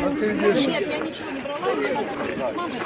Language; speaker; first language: Russian; native; Russian